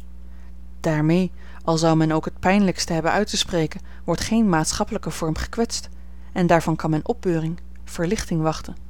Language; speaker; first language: Dutch; native; Dutch